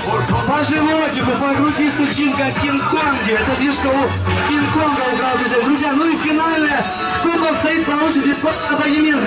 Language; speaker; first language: Russian; native; Russian